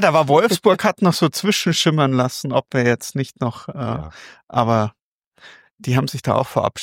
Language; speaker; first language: German; native; German